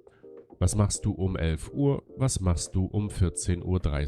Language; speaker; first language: German; non-native, fluent; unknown